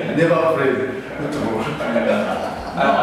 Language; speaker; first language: English; non-native, learner; Japanese